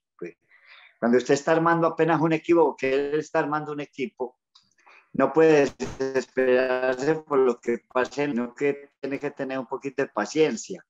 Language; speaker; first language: Spanish; native; Spanish